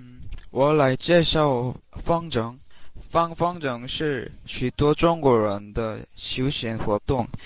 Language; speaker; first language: Chinese; non-native, learner; English